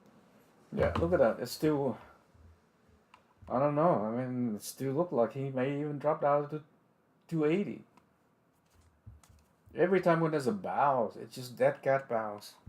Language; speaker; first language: English; non-native, fluent; Vietnamese